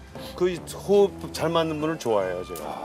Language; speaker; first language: Korean; native; Korean